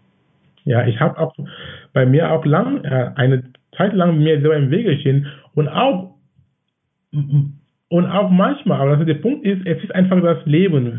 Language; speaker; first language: German; non-native, fluent; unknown